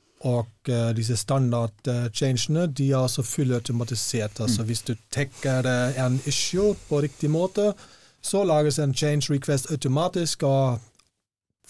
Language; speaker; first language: Norwegian; non-native, fluent; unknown